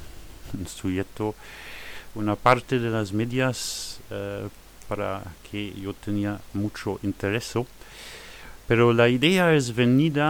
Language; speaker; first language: Spanish; non-native, fluent; German